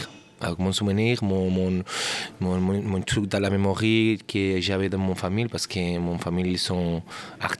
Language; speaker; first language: French; non-native, learner; Catalan